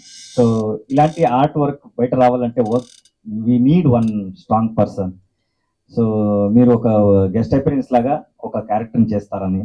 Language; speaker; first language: Telugu; non-native, learner; Kannada